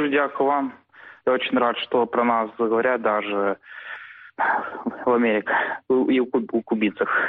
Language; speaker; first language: Ukrainian; non-native, local second language; Russian